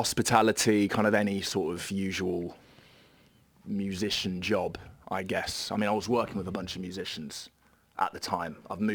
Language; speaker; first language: English; native; English